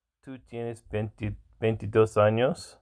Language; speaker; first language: Spanish; non-native, learner; English